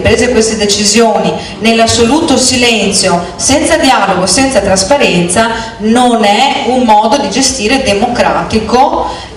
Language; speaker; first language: Italian; native; Italian